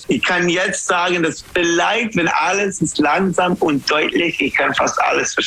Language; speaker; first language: German; non-native, learner; English